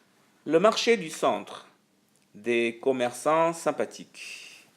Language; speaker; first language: French; non-native, fluent; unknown